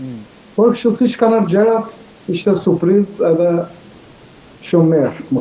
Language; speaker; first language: Albanian; non-native, fluent; Turkish